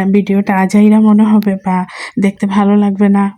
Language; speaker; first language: Bangla; non-native, local second language; Sylheti